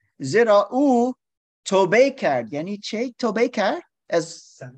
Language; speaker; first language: Persian; non-native, learner; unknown